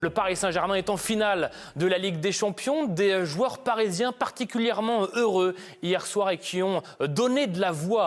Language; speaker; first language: French; native; French